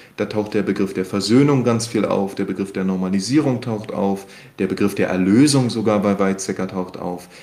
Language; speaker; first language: German; native; German